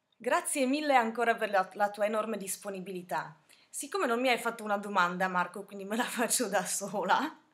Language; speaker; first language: Italian; non-native, fluent; Slovak